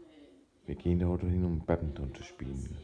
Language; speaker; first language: German; non-native, fluent; Danish